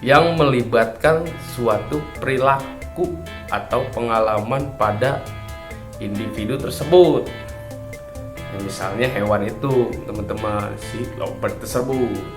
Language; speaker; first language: Indonesian; native; Indonesian